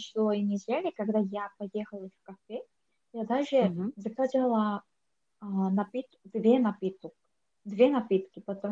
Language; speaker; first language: Russian; non-native, learner; Korean